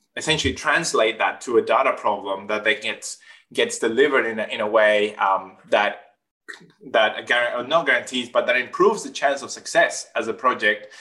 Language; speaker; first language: English; non-native, fluent; Spanish